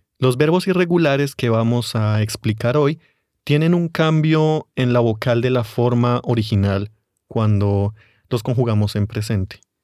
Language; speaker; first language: Spanish; native; Spanish